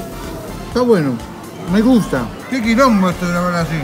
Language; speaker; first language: Spanish; native; Spanish